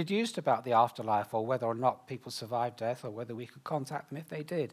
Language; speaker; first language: English; native; English